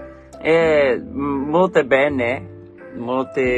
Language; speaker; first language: Italian; non-native, learner; English